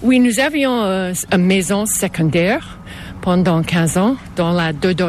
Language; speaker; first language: French; non-native, local second language; English